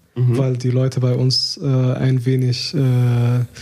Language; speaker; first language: German; non-native, learner; Arabic